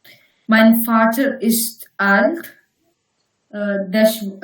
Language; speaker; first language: German; non-native, learner; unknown